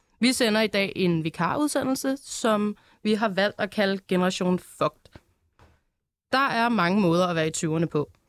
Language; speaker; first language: Danish; native; Danish